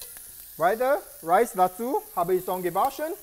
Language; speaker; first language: German; non-native, learner; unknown